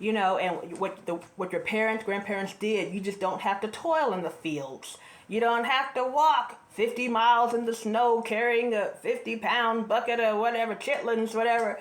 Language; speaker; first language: English; native; English